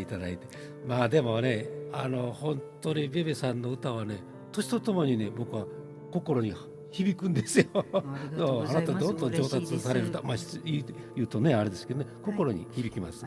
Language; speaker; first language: Japanese; native; Japanese